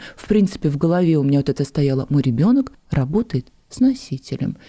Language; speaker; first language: Russian; native; Russian